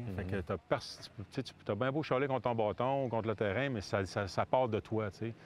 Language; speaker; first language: French; native; French